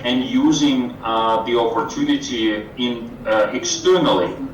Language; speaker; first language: English; non-native, fluent; Ukrainian